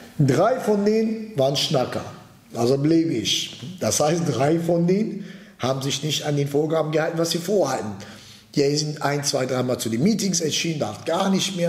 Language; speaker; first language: German; early bilingual, other home language; Turkish